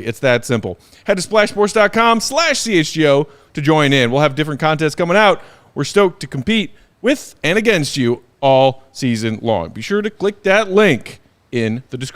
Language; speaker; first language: English; native; English